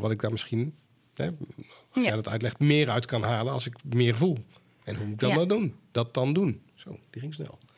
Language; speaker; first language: Dutch; native; Dutch